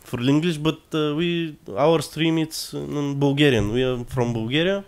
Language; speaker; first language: English; non-native, learner; Bulgarian